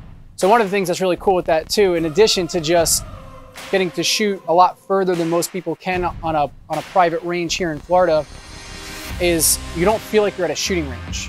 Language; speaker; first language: English; native; English